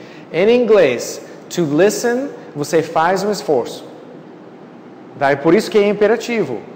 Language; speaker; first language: Portuguese; non-native, fluent; English